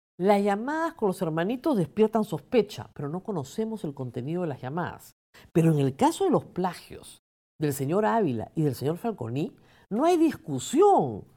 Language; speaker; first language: Spanish; native; Spanish